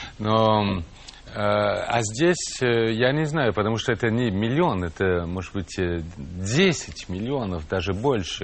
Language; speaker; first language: Russian; non-native, fluent; French